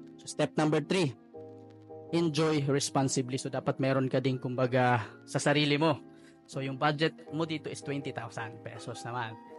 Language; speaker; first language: Filipino; non-native, local second language; Cebuano